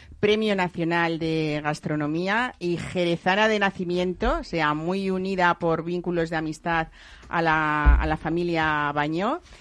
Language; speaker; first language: Spanish; native; Spanish